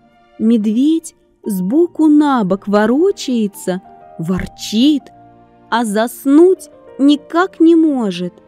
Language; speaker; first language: Russian; native; Russian